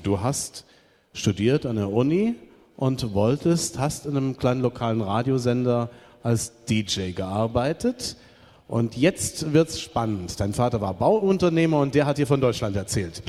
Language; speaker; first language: German; native; German